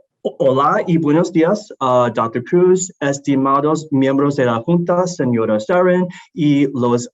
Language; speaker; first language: Spanish; non-native, learner; English